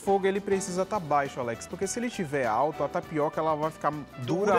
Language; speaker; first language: Portuguese; native; Portuguese